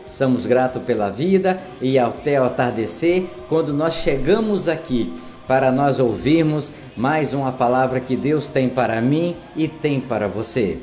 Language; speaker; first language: Portuguese; native; Portuguese